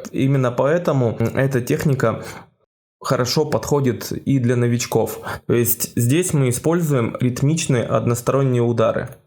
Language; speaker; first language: Russian; native; Russian